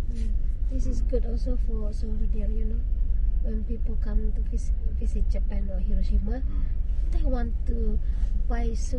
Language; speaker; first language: English; non-native, learner; Indonesian